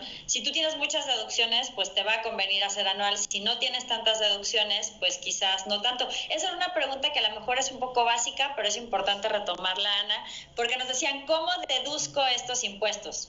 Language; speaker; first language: Spanish; native; Spanish